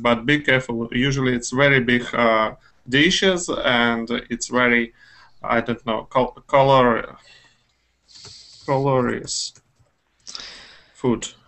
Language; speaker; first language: English; non-native, fluent; Russian